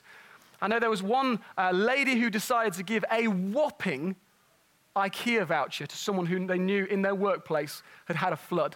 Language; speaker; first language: English; native; English